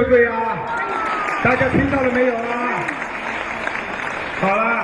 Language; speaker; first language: Chinese; native; Chinese